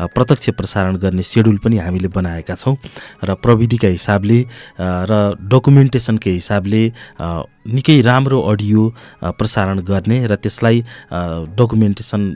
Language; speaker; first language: Nepali; native; Nepali